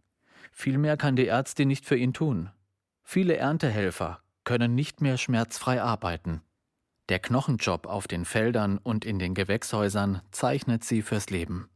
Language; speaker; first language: German; native; German